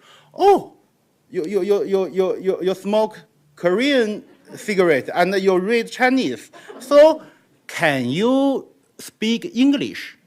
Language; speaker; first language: English; non-native, learner; Chinese